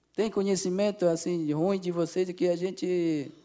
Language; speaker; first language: Portuguese; non-native, local second language; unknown